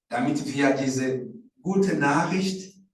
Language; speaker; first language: German; non-native, fluent; Rundi